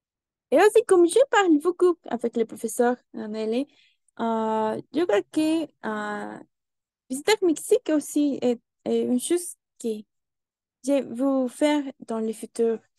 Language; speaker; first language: French; non-native, learner; Spanish